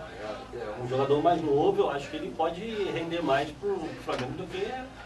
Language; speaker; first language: Portuguese; native; Portuguese